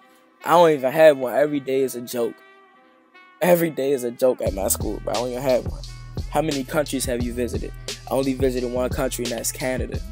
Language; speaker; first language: English; native; English